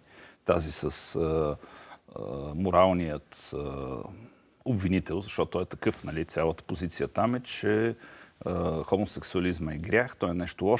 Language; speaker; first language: Bulgarian; native; Bulgarian